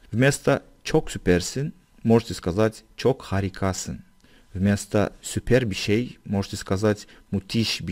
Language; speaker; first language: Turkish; non-native, fluent; Russian